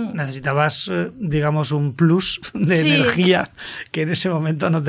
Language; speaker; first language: Spanish; native; Spanish